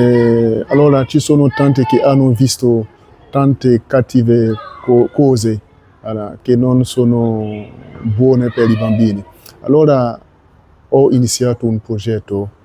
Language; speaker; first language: Italian; non-native, learner; French